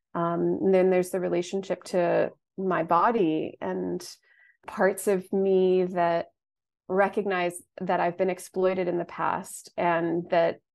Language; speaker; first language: English; native; English